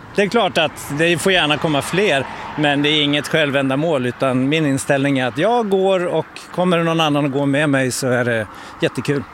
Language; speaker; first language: Swedish; native; Swedish